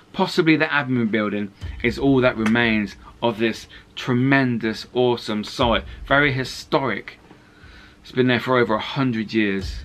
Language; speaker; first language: English; native; English